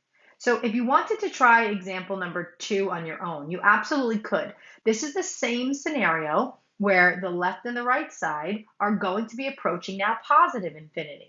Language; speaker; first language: English; native; English